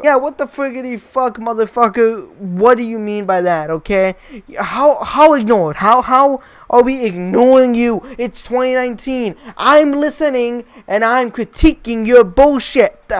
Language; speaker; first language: English; native; English